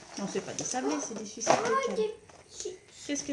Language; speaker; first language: French; native; French